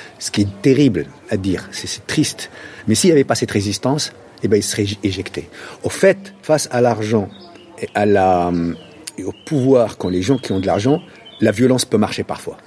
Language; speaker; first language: French; non-native, local second language; Arabic